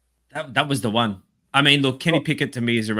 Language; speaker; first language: English; native; English